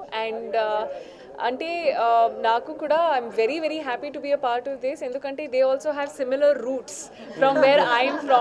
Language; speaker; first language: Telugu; non-native, local second language; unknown